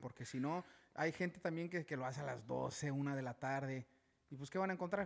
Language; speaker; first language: Spanish; early bilingual, heritage; Spanish